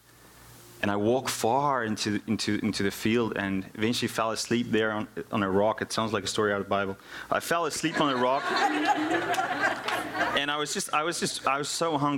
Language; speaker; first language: English; non-native, local second language; Afrikaans